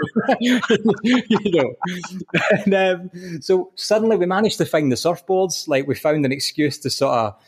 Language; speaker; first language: English; native; English